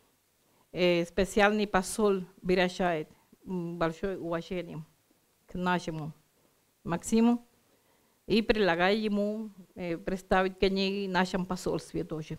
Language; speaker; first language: Russian; non-native, learner; Spanish